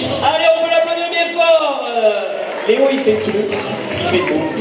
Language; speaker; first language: French; native; French